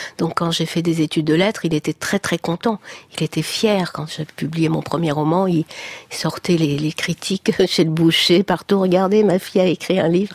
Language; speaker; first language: French; native; French